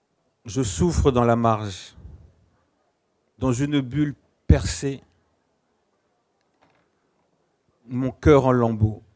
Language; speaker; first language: French; native; French